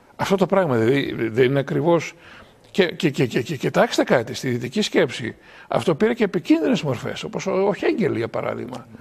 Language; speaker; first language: Greek; native; Greek